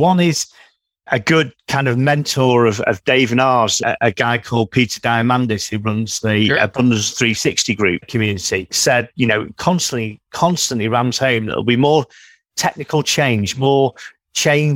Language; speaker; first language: English; native; English